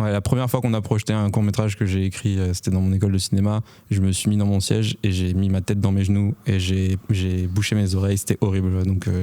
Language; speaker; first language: French; native; French